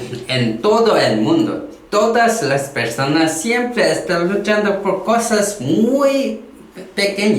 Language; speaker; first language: Spanish; non-native, learner; Korean